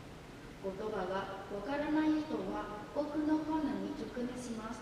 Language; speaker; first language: Japanese; non-native, fluent; Vietnamese